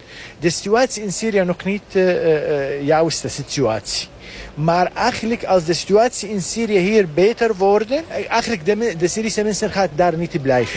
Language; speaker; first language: Dutch; non-native, learner; Arabic